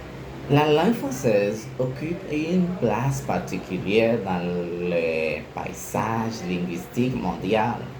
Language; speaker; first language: French; non-native, learner; Spanish